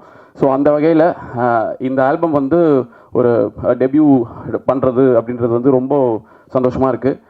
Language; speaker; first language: Tamil; native; Tamil